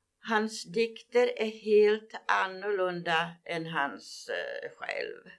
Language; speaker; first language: Swedish; native; Swedish